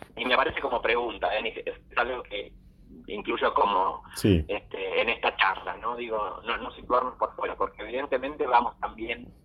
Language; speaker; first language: Spanish; native; Spanish